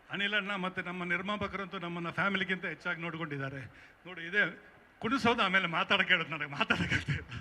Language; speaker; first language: Kannada; non-native, local second language; Tulu